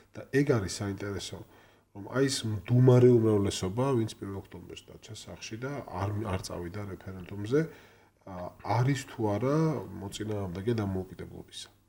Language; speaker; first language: Georgian; native; Georgian